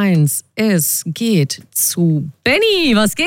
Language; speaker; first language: German; native; German